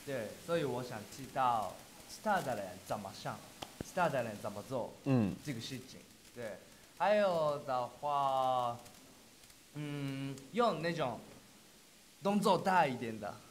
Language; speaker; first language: Chinese; non-native, learner; Japanese